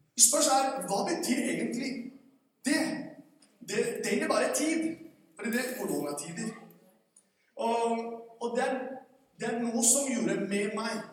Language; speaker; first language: Norwegian; non-native, fluent; Spanish